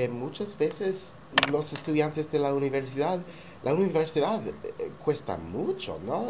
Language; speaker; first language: Spanish; non-native, learner; English